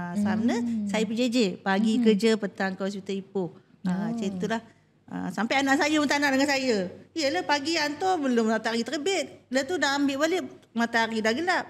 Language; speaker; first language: Malay; native; Malay